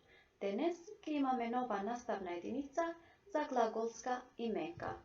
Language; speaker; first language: Macedonian; non-native, local second language; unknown